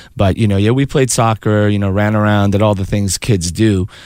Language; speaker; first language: English; early bilingual, other home language; Persian